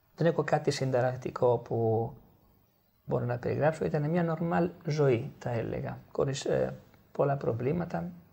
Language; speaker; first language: Greek; non-native, fluent; Italian